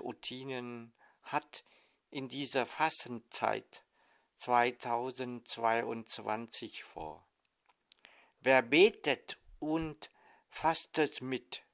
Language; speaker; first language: German; non-native, fluent; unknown